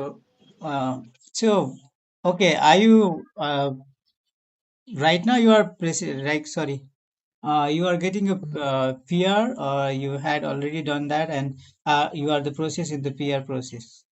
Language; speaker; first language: English; non-native, learner; Nepali